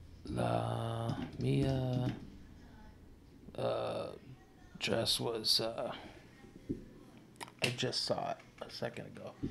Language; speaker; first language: English; native; English